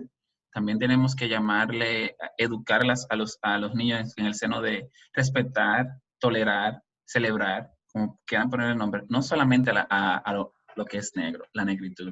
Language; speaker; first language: Spanish; native; Spanish